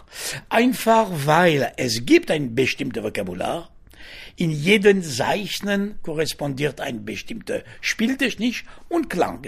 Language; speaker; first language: German; non-native, fluent; French